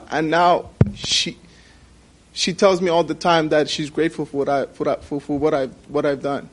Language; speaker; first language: English; non-native, fluent; Persian